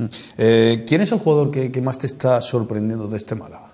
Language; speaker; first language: Spanish; native; Spanish